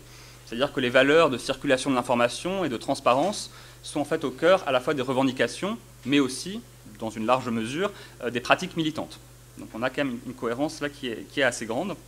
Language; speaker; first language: French; native; French